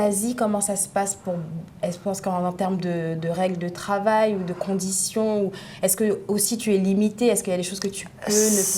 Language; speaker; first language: French; native; French